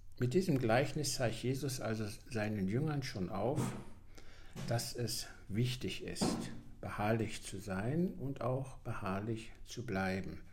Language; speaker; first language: German; native; German